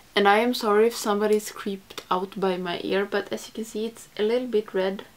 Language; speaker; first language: English; non-native, fluent; Swedish